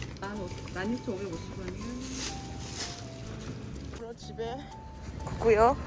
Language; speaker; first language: Korean; non-native, fluent; Chinese